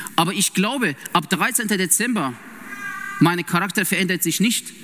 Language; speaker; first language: German; non-native, fluent; Persian